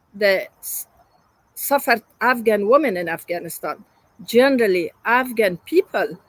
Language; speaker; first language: English; non-native, learner; Persian